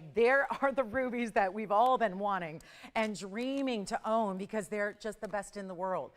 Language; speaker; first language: English; native; English